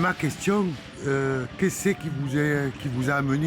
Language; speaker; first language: French; native; French